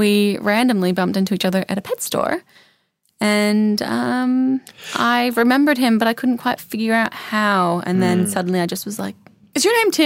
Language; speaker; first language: English; native; English